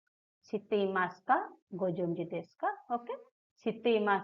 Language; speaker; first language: Japanese; non-native, fluent; Hindi